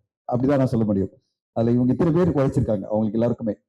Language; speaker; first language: Tamil; native; Tamil